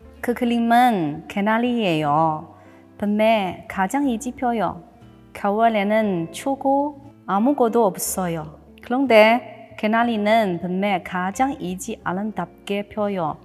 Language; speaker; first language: Korean; non-native, learner; Chinese